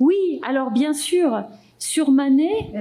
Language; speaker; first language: French; native; French